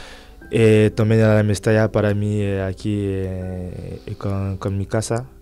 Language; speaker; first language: Spanish; non-native, fluent; French